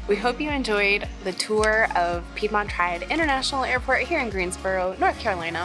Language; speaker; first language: English; native; English